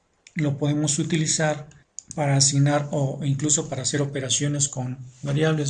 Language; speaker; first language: Spanish; native; Spanish